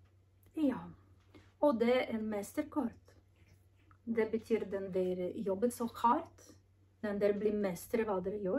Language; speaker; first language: Norwegian; non-native, learner; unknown